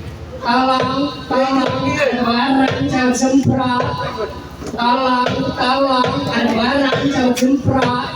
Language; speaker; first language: Indonesian; non-native, local second language; Javanese